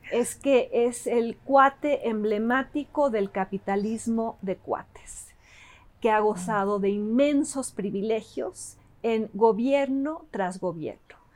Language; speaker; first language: Spanish; early bilingual, other home language; English